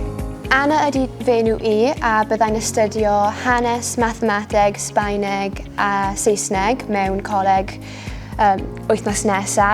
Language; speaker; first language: Welsh; non-native, local second language; English